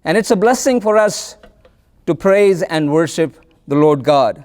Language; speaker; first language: English; non-native, local second language; Malayalam